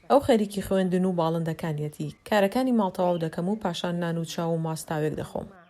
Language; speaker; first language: Central Kurdish; non-native, local second language; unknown